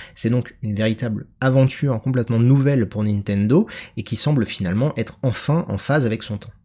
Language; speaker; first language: French; native; French